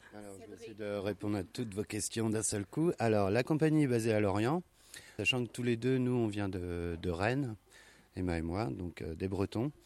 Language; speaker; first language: French; native; French